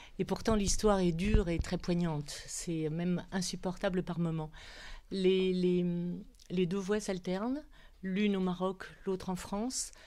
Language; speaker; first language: French; native; French